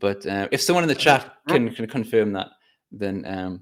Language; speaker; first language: English; native; English